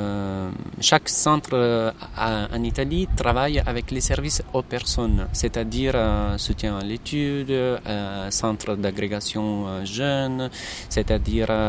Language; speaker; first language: French; non-native, fluent; Italian